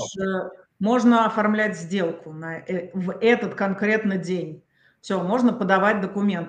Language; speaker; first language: Russian; native; Russian